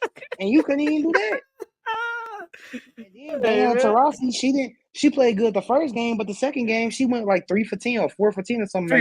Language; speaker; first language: English; native; English